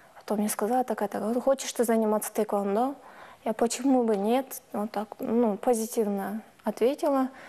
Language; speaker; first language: Russian; non-native, local second language; Turkish